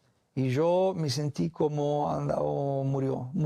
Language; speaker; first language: Spanish; non-native, learner; English